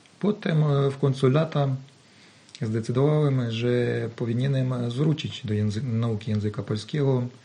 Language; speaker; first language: Polish; non-native, learner; Ukrainian